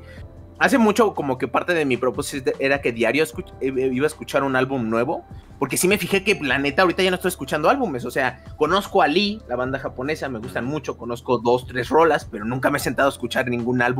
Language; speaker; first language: Spanish; native; Spanish